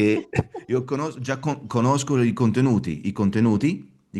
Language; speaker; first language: Italian; non-native, learner; Russian